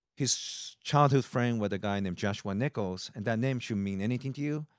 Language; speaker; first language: English; early bilingual, other home language; Japanese